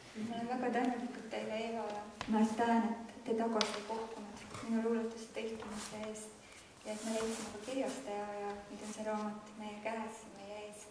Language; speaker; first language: Estonian; native; Estonian